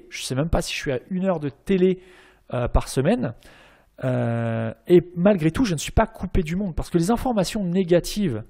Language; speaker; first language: French; native; French